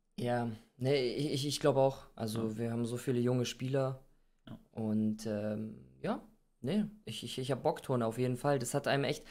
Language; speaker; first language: German; native; German